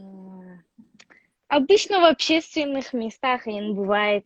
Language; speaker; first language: Russian; non-native, local second language; Yakut